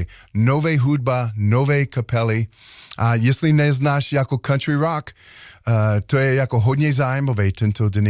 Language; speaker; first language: Czech; non-native, learner; English